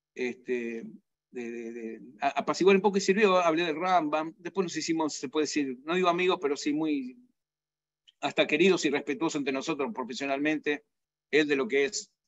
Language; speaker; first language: Spanish; native; Spanish